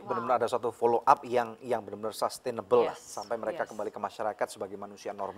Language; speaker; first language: Indonesian; native; Indonesian